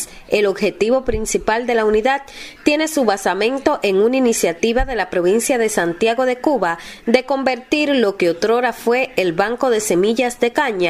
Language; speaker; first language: Spanish; native; Spanish